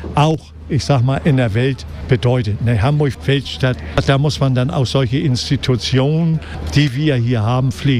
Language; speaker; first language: German; native; German